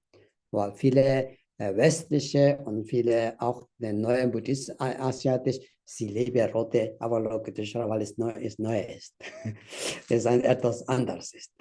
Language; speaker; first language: German; non-native, fluent; Tibetan